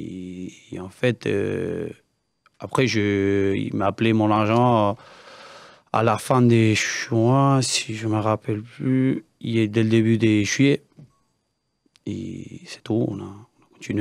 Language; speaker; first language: French; non-native, learner; Spanish